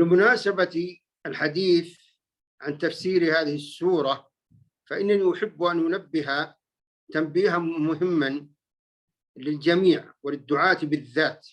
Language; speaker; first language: Arabic; native; Arabic